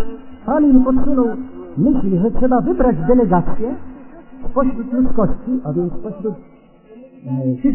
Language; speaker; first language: Polish; native; Polish